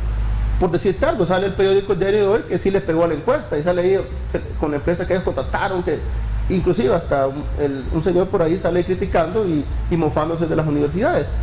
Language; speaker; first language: Spanish; native; Spanish